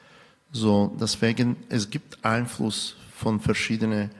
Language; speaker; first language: German; non-native, fluent; Bulgarian